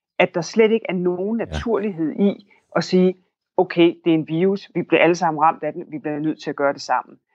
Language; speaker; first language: Danish; native; Danish